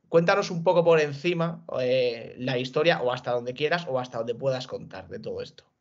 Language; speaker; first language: Spanish; native; Spanish